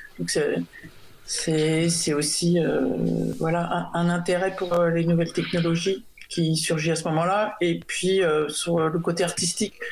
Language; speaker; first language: French; native; French